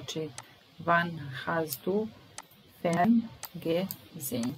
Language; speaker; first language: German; non-native, fluent; Serbian